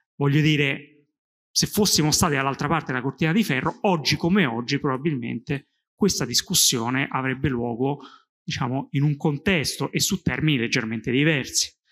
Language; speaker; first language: Italian; native; Italian